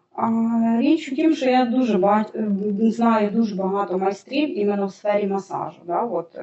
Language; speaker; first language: Ukrainian; native; Ukrainian